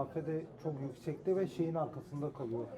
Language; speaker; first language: Turkish; native; Turkish